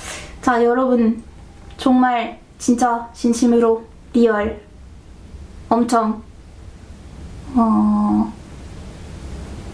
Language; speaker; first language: Korean; non-native, fluent; French